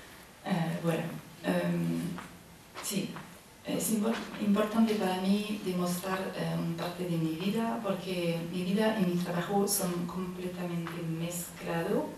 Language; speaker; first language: Spanish; non-native, learner; French